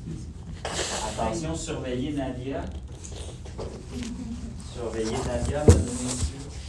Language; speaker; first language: French; native; French